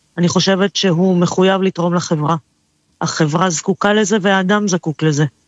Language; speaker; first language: Hebrew; early bilingual, other home language; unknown